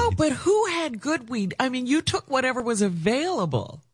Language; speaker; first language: English; native; English